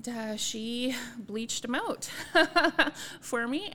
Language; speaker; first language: English; native; English